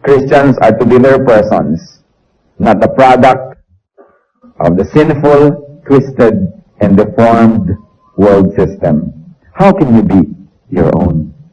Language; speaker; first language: English; non-native, local second language; Filipino